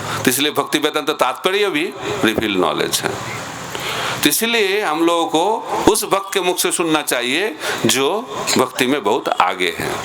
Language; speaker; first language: Hindi; non-native, local second language; Bangla